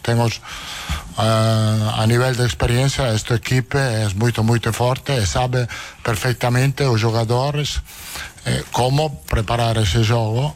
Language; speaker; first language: Portuguese; non-native, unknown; Italian